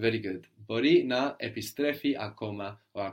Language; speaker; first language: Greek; non-native, fluent; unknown